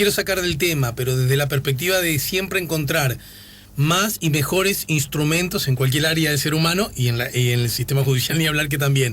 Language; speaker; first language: Spanish; native; Spanish